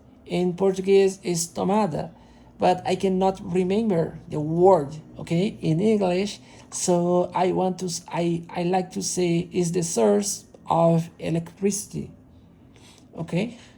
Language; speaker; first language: English; non-native, learner; Portuguese